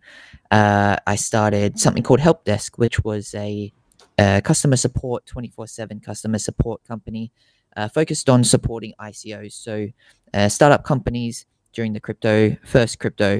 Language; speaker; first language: English; native; English